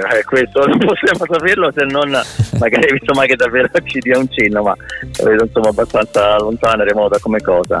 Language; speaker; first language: Italian; native; Italian